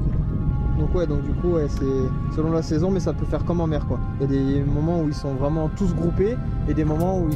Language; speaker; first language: French; native; French